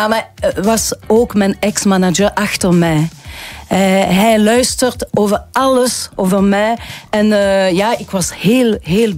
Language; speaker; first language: Dutch; non-native, local second language; French